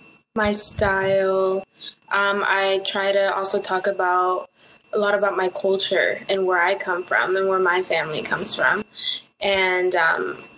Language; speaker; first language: English; early bilingual, other home language; Spanish